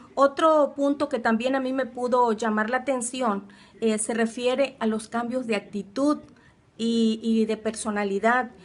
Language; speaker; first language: Spanish; native; Spanish